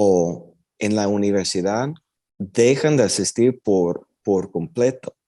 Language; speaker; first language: Spanish; early bilingual, heritage; Spanish